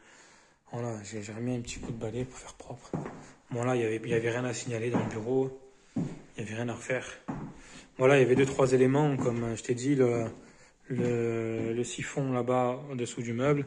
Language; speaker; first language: French; native; French